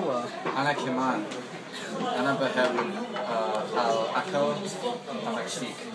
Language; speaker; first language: Arabic; non-native, learner; English